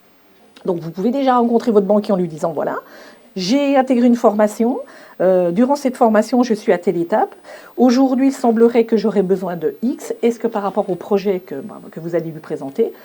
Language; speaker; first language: French; native; French